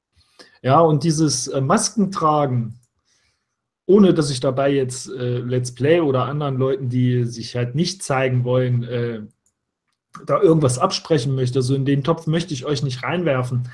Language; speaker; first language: German; native; German